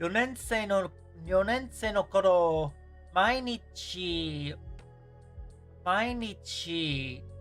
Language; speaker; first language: Japanese; non-native, learner; English